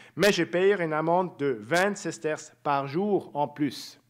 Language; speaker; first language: French; native; French